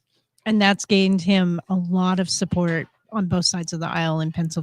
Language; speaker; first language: English; native; English